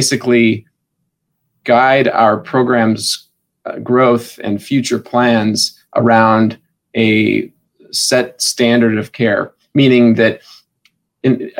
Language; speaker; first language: English; native; English